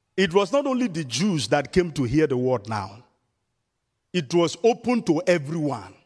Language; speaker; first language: English; non-native, local second language; Yoruba